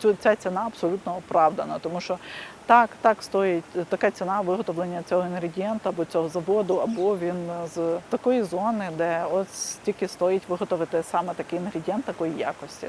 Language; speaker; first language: Ukrainian; native; Ukrainian